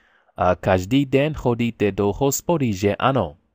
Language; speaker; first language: Czech; non-native, learner; English